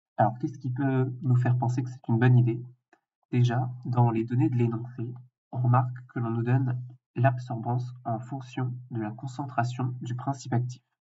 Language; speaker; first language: French; native; French